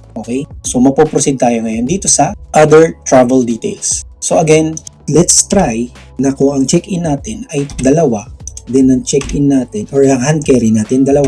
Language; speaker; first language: Filipino; non-native, local second language; Cebuano